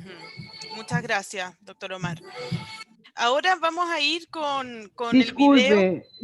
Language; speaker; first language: Spanish; native; Spanish